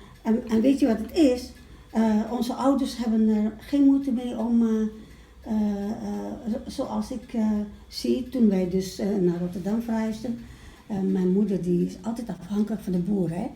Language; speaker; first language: Dutch; early bilingual, other home language; Malay